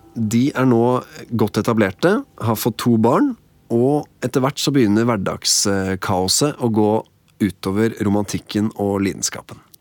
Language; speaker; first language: Norwegian; native; Norwegian